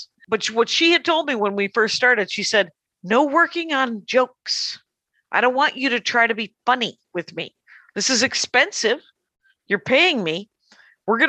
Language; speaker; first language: English; native; English